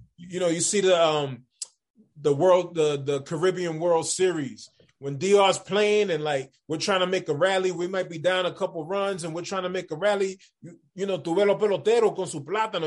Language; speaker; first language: English; early bilingual, other home language; Spanish